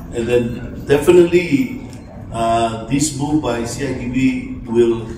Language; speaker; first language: English; non-native, local second language; Malay